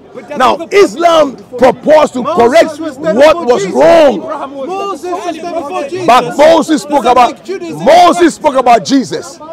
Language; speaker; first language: English; non-native, local second language; Ga